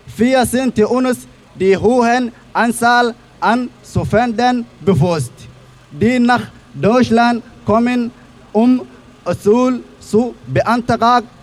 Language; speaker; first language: German; non-native, learner; Somali